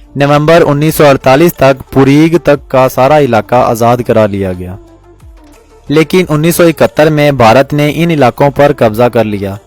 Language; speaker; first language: Urdu; non-native, local second language; Balti